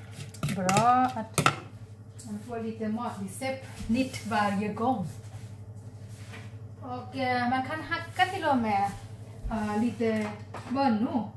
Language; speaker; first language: Swedish; non-native, learner; Thai